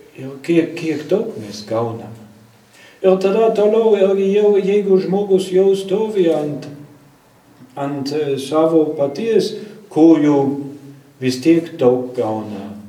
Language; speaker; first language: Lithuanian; non-native, fluent; German